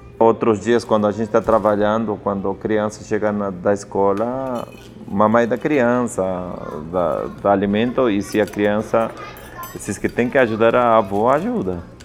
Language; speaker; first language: Portuguese; non-native, fluent; Spanish